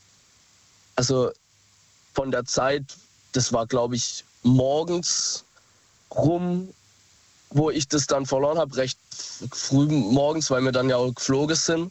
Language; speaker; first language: German; native; German